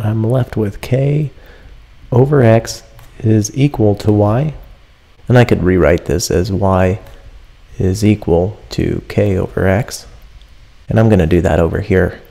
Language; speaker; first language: English; native; English